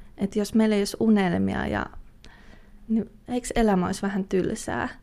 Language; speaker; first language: Finnish; native; Finnish